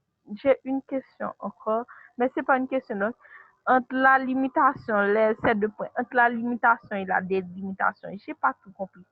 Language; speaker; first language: French; non-native, local second language; Haitian Creole